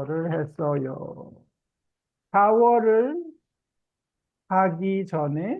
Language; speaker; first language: Korean; native; Korean